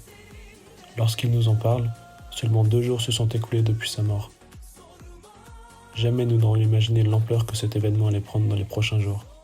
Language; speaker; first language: French; native; French